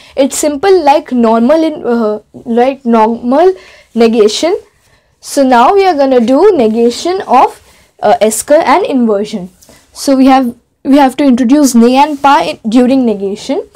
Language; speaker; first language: English; non-native, local second language; Hindi